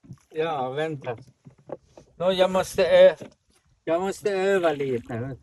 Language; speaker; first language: Swedish; non-native, learner; Persian